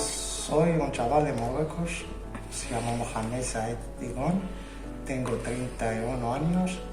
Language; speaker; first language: Spanish; non-native, learner; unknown